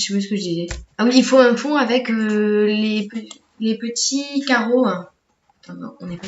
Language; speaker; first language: French; native; French